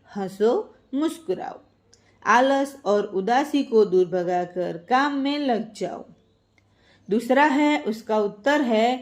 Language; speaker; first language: Hindi; non-native, local second language; Gujarati